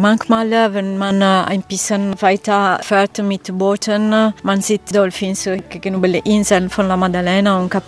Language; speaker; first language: German; non-native, fluent; Italian